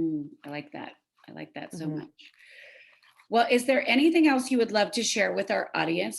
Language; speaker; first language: English; native; English